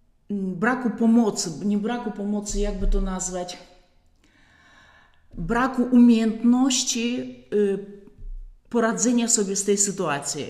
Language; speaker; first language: Polish; non-native, fluent; Russian